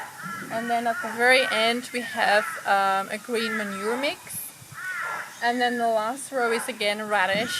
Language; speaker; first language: English; non-native, fluent; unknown